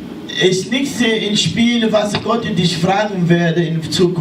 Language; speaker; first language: German; non-native, learner; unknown